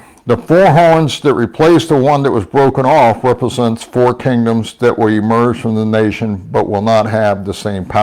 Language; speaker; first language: English; native; English